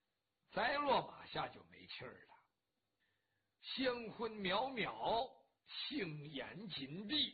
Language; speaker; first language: Chinese; native; Chinese